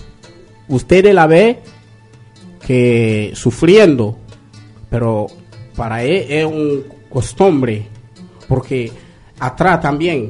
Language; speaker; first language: Spanish; non-native, learner; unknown